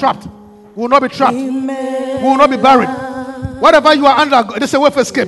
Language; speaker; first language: English; non-native, local second language; Akan